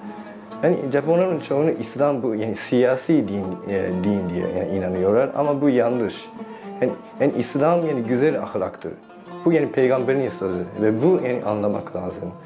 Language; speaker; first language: Turkish; non-native, learner; Japanese